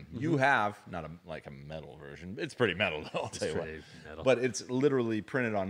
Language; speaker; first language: English; native; English